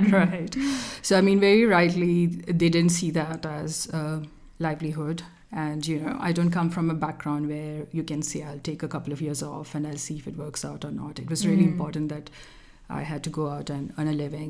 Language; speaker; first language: English; non-native, local second language; Malayalam